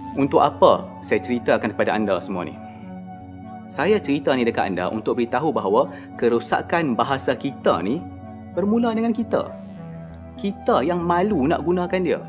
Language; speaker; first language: Malay; native; Malay